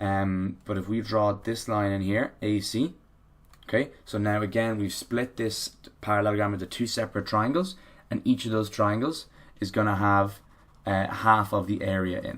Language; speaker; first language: English; native; English